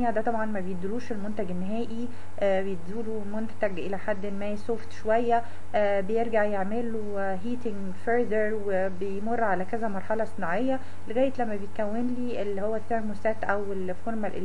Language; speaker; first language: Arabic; native; Arabic